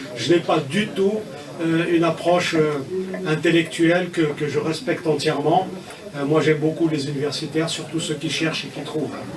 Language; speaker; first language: French; non-native, local second language; Kabyle